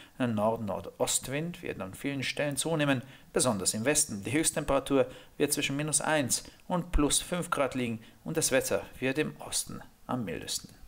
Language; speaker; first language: German; non-native, fluent; Hungarian